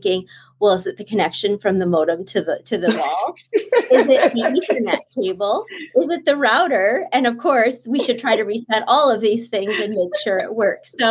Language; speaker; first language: English; early bilingual, other home language; Bangla